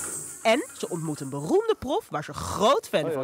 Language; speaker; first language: Dutch; native; Dutch